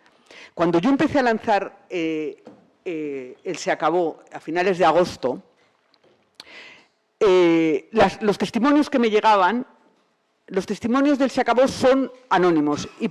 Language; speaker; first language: Spanish; native; Spanish